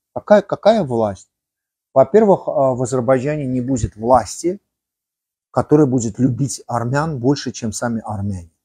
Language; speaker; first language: Russian; non-native, local second language; Armenian